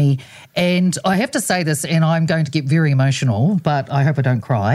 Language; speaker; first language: English; non-native, local second language; Samoan